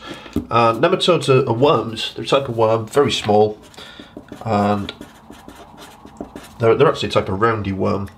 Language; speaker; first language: English; native; English